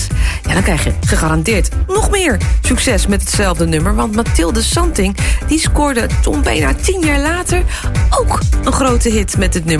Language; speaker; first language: Dutch; native; Dutch